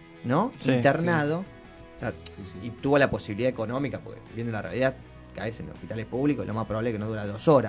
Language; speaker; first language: Spanish; native; Spanish